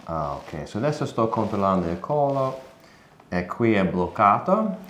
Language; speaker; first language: Italian; non-native, learner; English